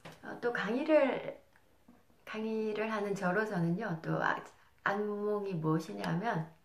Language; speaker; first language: Korean; native; Korean